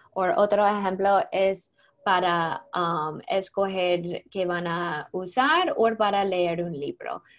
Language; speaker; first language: Spanish; non-native, learner; English